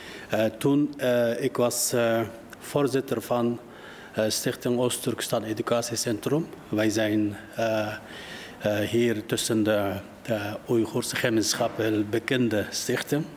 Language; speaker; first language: Dutch; non-native, learner; Uyghur